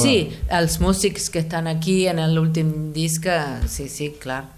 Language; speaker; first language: Catalan; non-native, learner; Spanish